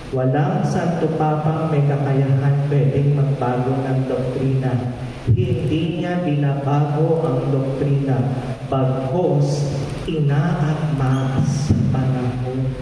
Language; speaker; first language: Filipino; non-native, local second language; Pampanga